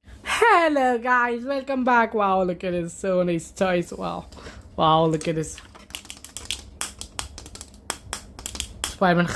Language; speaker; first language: English; non-native, learner; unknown